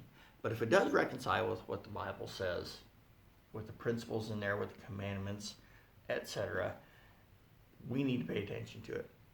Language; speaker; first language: English; native; English